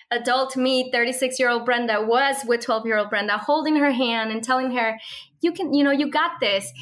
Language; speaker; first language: English; early bilingual, other home language; Spanish